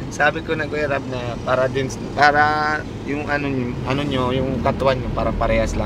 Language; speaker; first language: Filipino; non-native, local second language; Cebuano